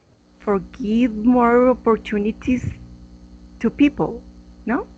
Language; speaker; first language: English; non-native, learner; Spanish